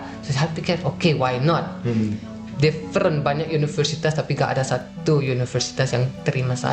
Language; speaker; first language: Indonesian; non-native, fluent; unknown